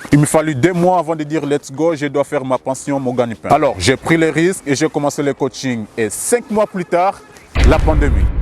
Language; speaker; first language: French; non-native, fluent; Portuguese